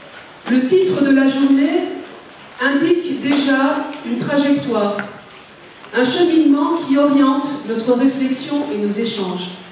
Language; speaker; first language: French; native; French